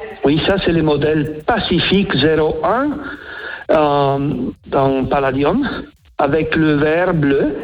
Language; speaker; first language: French; non-native, fluent; Italian